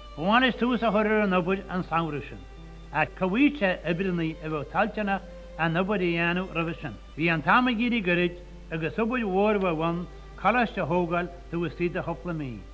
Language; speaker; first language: Irish; native; Irish